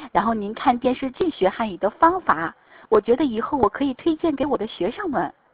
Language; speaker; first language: Chinese; native; Chinese